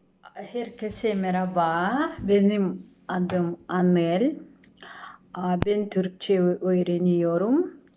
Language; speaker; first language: Turkish; non-native, learner; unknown